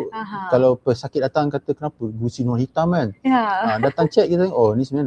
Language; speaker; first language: Malay; native; Malay